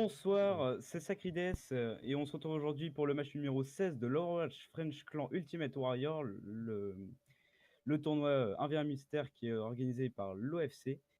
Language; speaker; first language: French; native; French